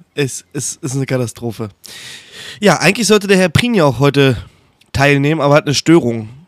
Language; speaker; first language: German; native; German